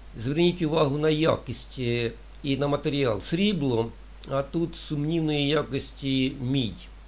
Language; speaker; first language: Ukrainian; non-native, local second language; Russian